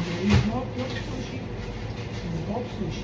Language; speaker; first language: English; non-native, learner; Nepali